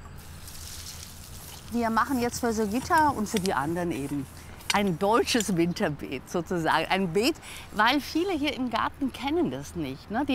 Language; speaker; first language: German; native; German